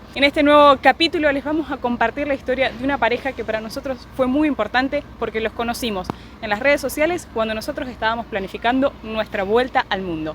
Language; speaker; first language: Spanish; native; Spanish